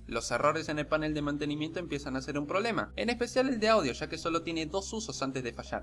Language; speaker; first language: Spanish; native; Spanish